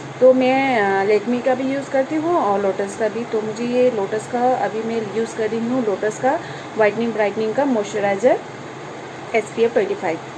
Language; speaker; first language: Hindi; non-native, local second language; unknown